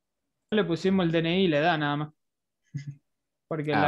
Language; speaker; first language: Spanish; native; Spanish